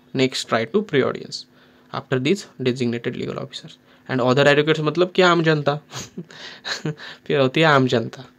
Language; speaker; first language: Hindi; non-native, local second language; Marathi